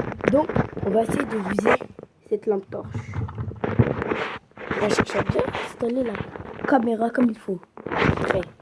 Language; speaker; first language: French; native; French